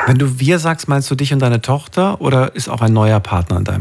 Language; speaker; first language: German; native; German